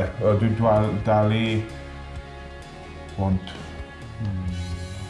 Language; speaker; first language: Welsh; non-native, learner; English